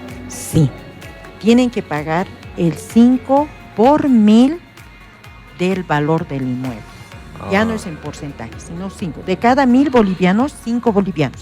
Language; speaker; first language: Spanish; native; Spanish